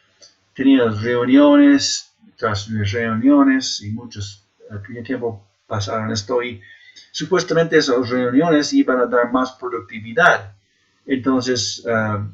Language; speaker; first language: Spanish; non-native, fluent; English